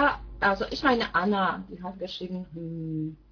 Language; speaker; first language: German; non-native, fluent; Polish